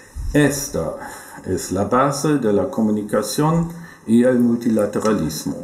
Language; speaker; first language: Spanish; non-native, learner; German